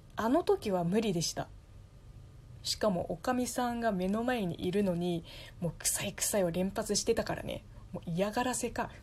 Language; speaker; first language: Japanese; non-native, fluent; Chinese